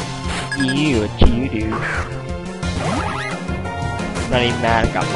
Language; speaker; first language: English; native; English